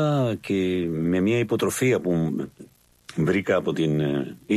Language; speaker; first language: Greek; non-native, fluent; Spanish